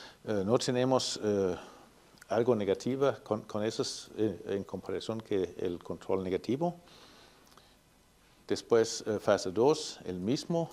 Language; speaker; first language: Spanish; non-native, fluent; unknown